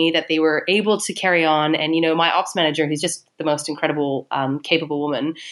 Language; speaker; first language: English; native; English